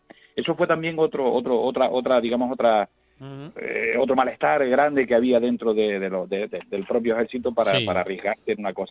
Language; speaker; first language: Spanish; native; Spanish